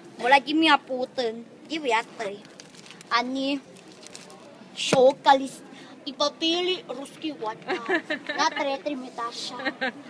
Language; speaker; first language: Russian; non-native, learner; Thai